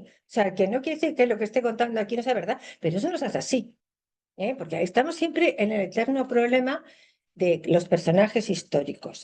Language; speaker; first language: Spanish; native; Spanish